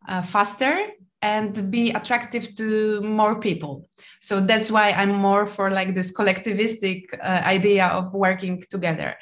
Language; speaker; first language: English; non-native, fluent; Polish